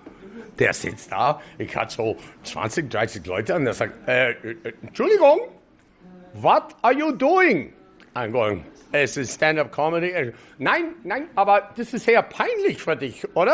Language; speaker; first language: German; non-native, fluent; English